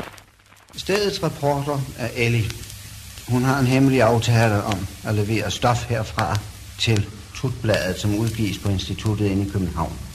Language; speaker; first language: Danish; native; Danish